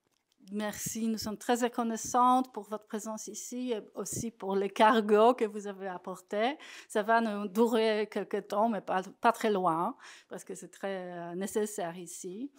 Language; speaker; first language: French; non-native, fluent; Polish